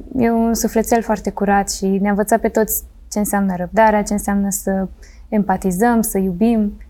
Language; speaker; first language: Romanian; early bilingual, heritage; Romanian